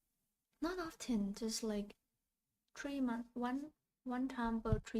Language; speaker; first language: English; non-native, learner; Thai